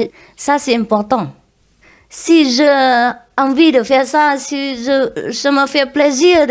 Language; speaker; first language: French; non-native, learner; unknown